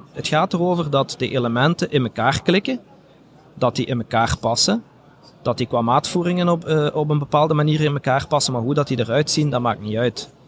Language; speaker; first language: Dutch; native; Dutch